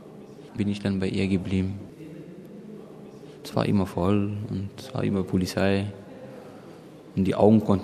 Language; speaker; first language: German; non-native, fluent; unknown